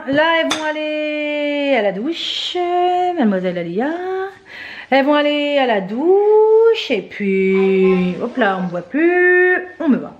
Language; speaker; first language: French; native; French